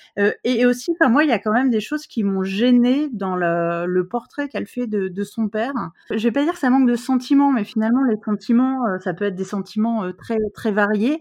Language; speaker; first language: French; native; French